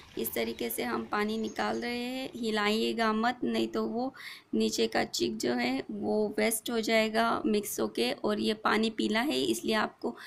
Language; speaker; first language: Hindi; non-native, local second language; Marathi